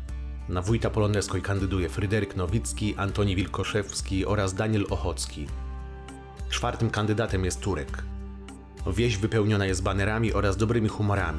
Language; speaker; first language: Polish; native; Polish